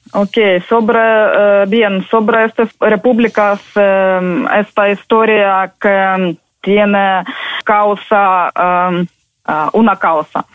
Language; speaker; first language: Spanish; non-native, fluent; Ukrainian